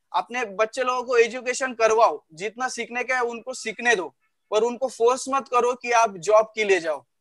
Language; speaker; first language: Hindi; non-native, local second language; Marathi